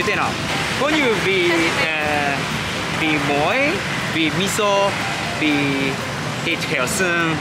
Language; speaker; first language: Vietnamese; non-native, learner; Japanese